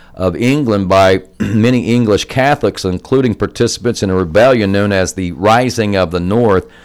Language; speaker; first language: English; native; English